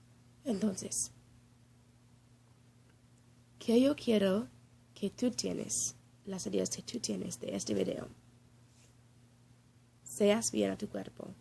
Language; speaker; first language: Spanish; non-native, learner; English